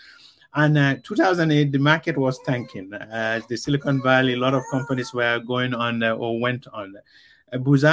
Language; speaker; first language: English; non-native, local second language; Mandingo